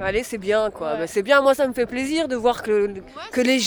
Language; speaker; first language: French; native; French